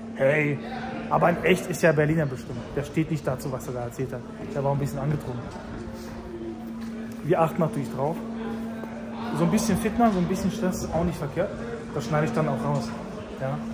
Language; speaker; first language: German; native; German